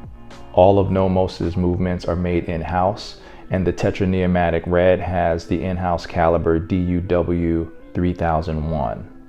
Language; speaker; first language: English; native; English